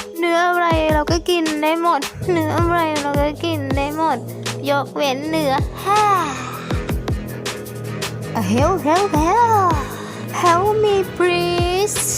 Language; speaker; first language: Thai; native; Thai